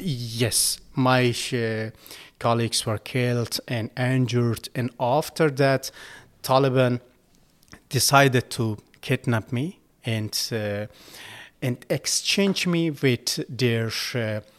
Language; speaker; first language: English; non-native, learner; Persian